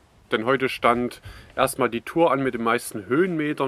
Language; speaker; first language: German; native; German